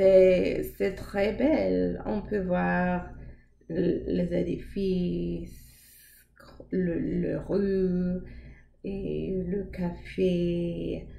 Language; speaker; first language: French; non-native, learner; English